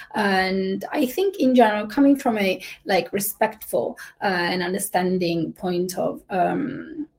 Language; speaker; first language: English; non-native, fluent; Italian